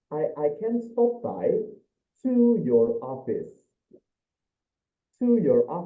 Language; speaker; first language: English; non-native, fluent; Indonesian